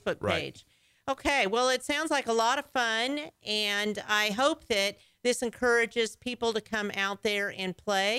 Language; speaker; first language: English; native; English